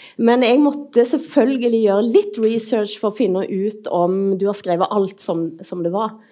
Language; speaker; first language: Norwegian; native; Norwegian